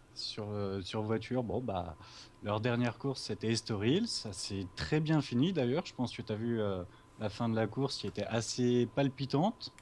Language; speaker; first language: French; native; French